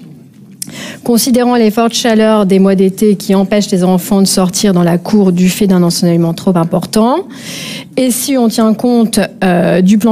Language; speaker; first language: French; native; French